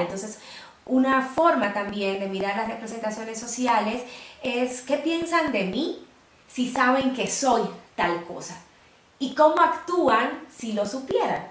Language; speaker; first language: Spanish; native; Spanish